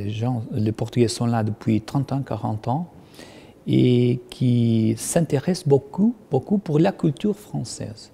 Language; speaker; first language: French; non-native, fluent; Portuguese